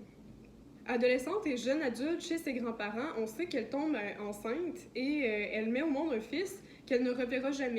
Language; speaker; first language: French; native; French